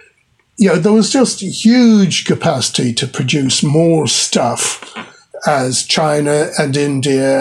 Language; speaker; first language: English; native; English